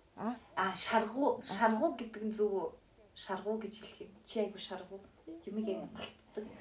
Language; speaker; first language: Mongolian; early bilingual, heritage; Mongolian